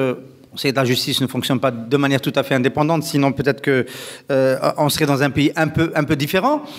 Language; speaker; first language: French; non-native, local second language; Arabic